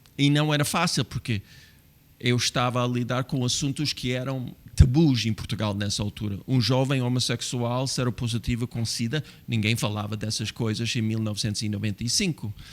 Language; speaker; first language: Portuguese; non-native, fluent; English